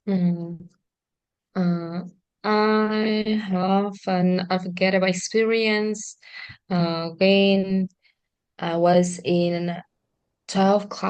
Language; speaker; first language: English; non-native, learner; Vietnamese